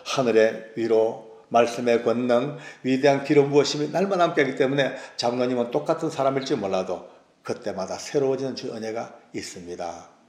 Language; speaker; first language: Korean; native; Korean